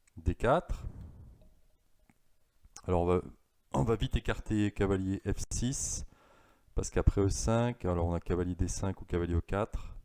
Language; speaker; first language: French; native; French